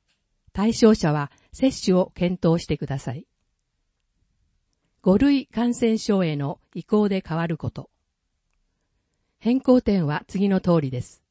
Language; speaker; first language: Japanese; native; Japanese